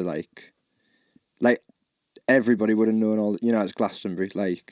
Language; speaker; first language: English; native; English